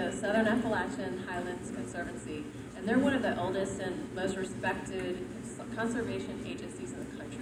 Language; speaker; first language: English; native; English